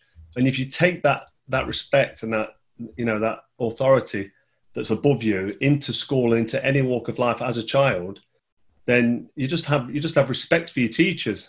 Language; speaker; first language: English; native; English